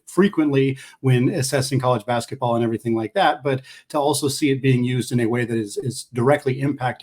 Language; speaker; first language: English; native; English